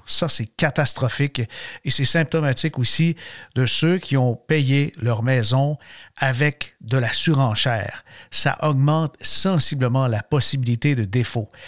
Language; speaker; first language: French; native; French